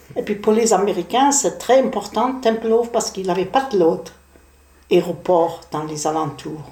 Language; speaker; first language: French; non-native, fluent; German